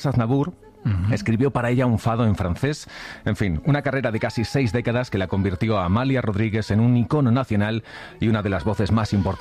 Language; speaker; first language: Spanish; native; Spanish